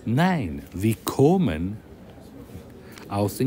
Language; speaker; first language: German; non-native, fluent; Persian